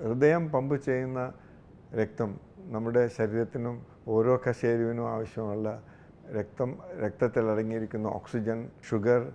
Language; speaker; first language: Malayalam; native; Malayalam